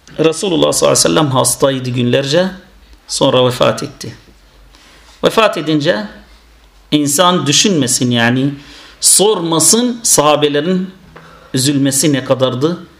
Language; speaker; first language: Turkish; non-native, fluent; Arabic